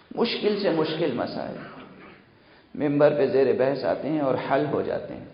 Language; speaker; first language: Urdu; native; Urdu